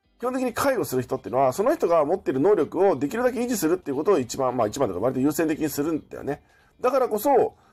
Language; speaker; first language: Japanese; native; Japanese